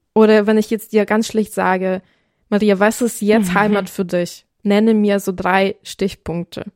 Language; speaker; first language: German; non-native, fluent; Ukrainian